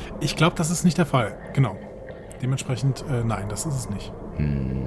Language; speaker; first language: German; native; German